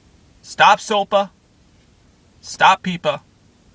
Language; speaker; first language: English; native; English